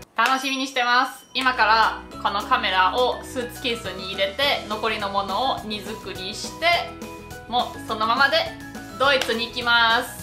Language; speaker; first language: Japanese; non-native, fluent; German